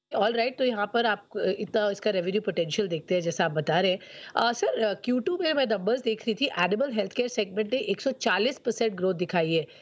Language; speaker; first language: Hindi; native; Hindi